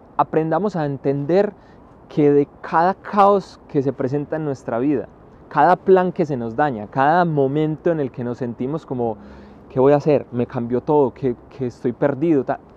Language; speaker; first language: Spanish; native; Spanish